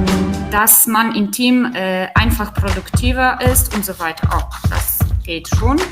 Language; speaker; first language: German; non-native, fluent; Polish